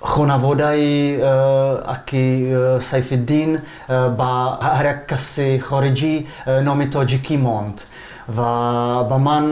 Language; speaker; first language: Persian; non-native, fluent; Slovak